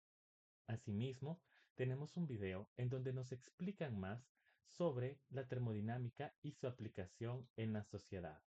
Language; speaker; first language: Spanish; native; Spanish